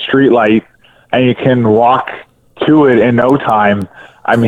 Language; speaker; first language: English; native; English